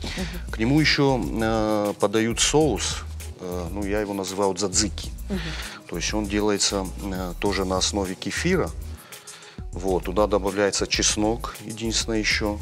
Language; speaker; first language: Russian; native; Russian